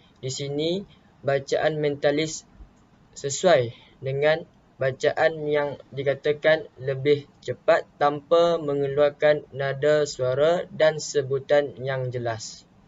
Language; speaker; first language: Malay; native; Malay